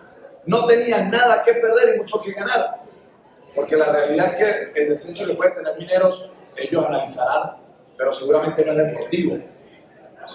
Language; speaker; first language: Spanish; native; Spanish